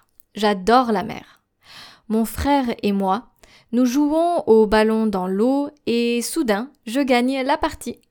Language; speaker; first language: French; non-native, fluent; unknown